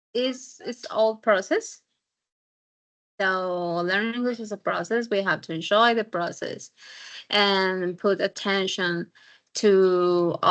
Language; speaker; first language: English; non-native, fluent; Spanish